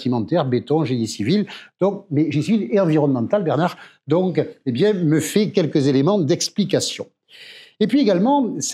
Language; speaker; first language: French; native; French